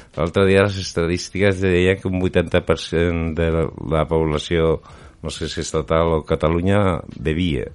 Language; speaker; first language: Catalan; non-native, local second language; Spanish